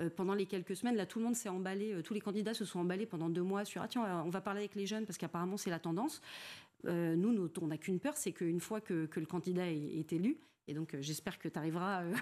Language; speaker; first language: French; native; French